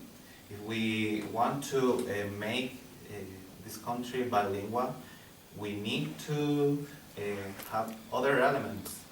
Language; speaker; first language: English; non-native, learner; Spanish